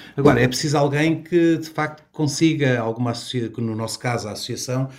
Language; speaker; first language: Portuguese; native; Portuguese